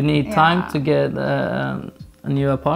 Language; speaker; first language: English; non-native, fluent; Swedish